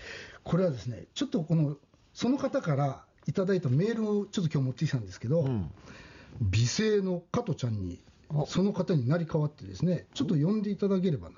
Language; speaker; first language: Japanese; native; Japanese